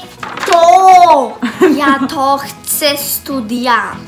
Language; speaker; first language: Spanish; non-native, learner; Polish